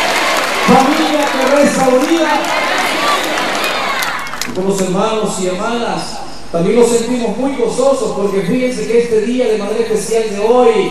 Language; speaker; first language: Spanish; native; Spanish